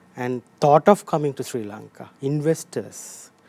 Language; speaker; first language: English; non-native, local second language; Sinhala